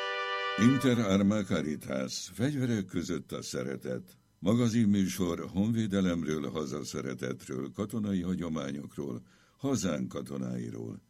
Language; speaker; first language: Hungarian; native; Hungarian